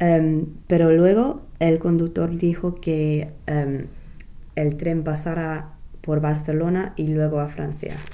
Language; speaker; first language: Spanish; non-native, learner; English